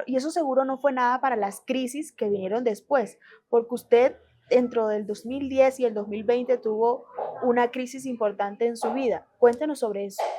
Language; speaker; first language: Spanish; native; Spanish